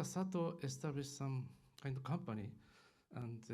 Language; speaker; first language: English; non-native, learner; Japanese